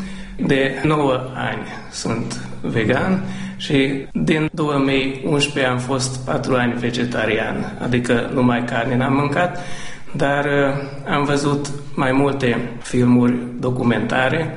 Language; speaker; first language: Romanian; non-native, local second language; Hungarian